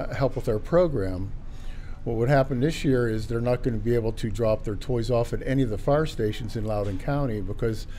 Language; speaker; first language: English; native; English